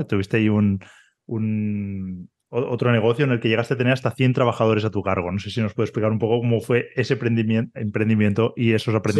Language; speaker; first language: Spanish; native; Spanish